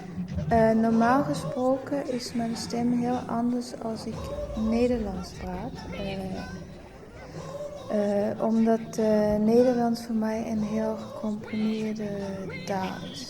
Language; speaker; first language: Dutch; non-native, fluent; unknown